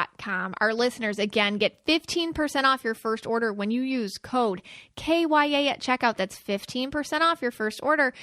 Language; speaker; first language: English; native; English